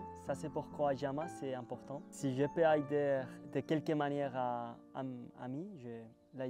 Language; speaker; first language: French; non-native, fluent; Spanish